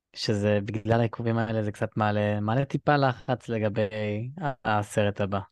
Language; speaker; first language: Hebrew; native; Hebrew